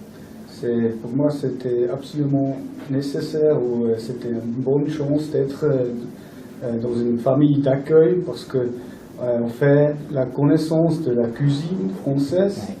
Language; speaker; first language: French; non-native, local second language; German